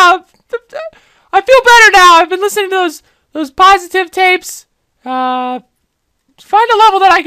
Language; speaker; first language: English; native; English